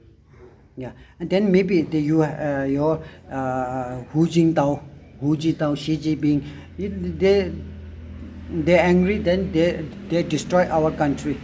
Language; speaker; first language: English; non-native, learner; Tibetan